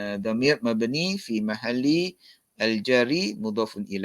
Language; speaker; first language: Arabic; non-native, fluent; Malay